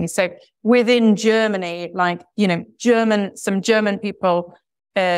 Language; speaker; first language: English; native; English